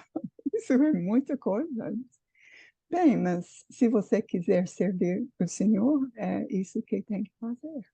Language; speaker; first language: Portuguese; non-native, fluent; English